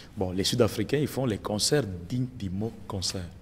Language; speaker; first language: French; non-native, local second language; Lingala